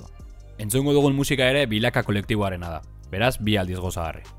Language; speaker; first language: Basque; native; Basque